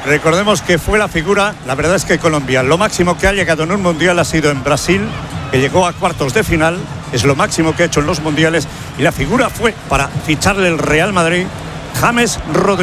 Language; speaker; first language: Spanish; native; Spanish